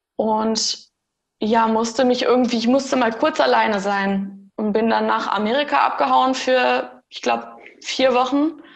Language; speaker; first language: German; early bilingual, heritage; German